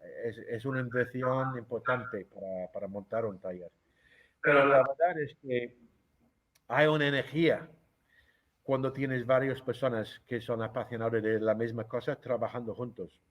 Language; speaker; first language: Spanish; non-native, fluent; English